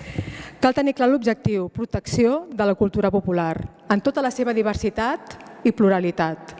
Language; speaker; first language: Catalan; native; Catalan